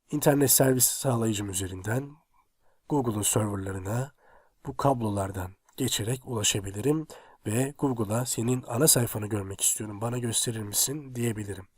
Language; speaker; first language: Turkish; native; Turkish